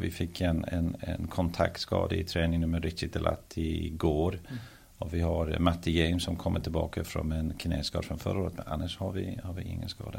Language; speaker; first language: Swedish; early bilingual, heritage; Swedish